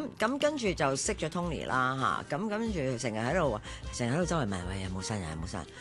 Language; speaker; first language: Cantonese; early bilingual, heritage; Cantonese